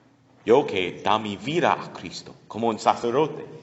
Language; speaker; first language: Spanish; non-native, learner; English